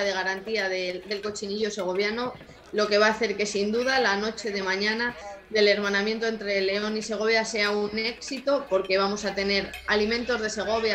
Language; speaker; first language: Spanish; native; Spanish